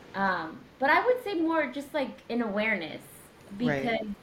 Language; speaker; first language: English; native; English